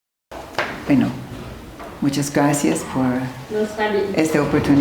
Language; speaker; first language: Spanish; non-native, fluent; English